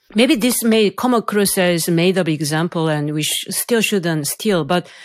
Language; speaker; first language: English; non-native, fluent; Korean